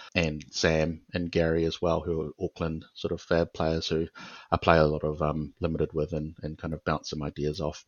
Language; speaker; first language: English; native; English